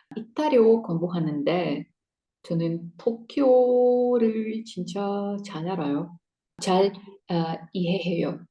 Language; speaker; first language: Korean; non-native, learner; Russian